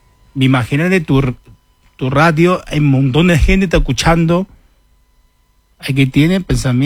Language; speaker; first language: Spanish; non-native, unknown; Chinese